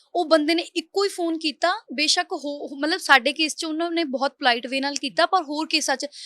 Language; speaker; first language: Punjabi; native; Punjabi